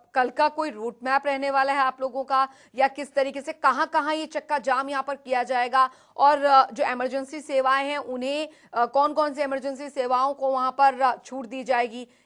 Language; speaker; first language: Hindi; native; Hindi